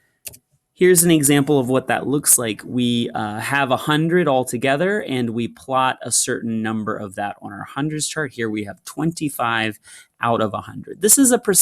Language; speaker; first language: English; native; English